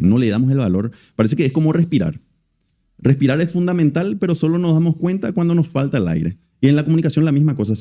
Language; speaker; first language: Spanish; native; Spanish